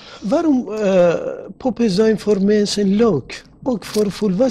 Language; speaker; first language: Dutch; non-native, learner; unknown